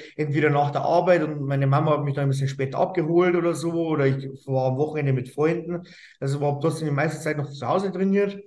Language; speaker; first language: German; native; German